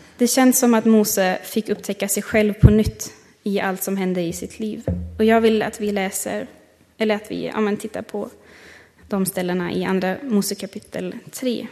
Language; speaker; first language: Swedish; non-native, fluent; German